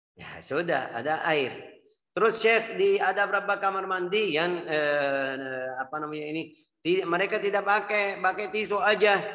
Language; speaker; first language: Indonesian; non-native, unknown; Arabic